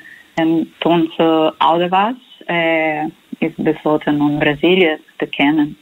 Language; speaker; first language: Dutch; non-native, local second language; Portuguese